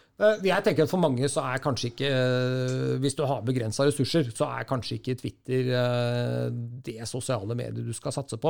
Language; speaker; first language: Norwegian; native; Norwegian